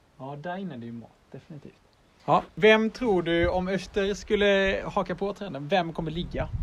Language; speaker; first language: Swedish; native; Swedish